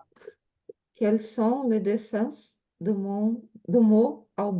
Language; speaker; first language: French; non-native, learner; Portuguese